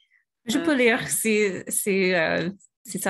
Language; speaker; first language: French; non-native, fluent; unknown